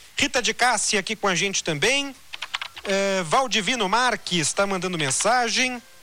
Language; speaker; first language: Portuguese; native; Portuguese